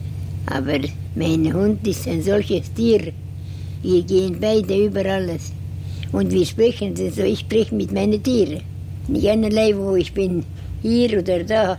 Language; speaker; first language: German; non-native, learner; Estonian